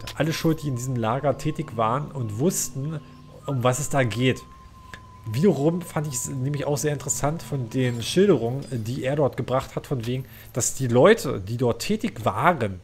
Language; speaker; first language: German; native; German